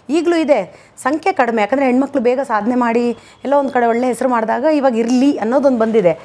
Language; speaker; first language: Kannada; non-native, local second language; Konkani